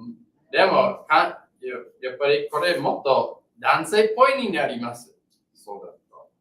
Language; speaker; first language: Japanese; non-native, learner; English